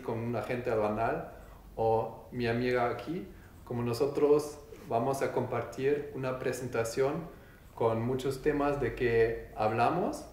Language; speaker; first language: Spanish; non-native, learner; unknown